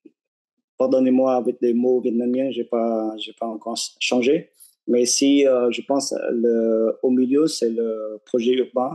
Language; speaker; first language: French; non-native, fluent; Vietnamese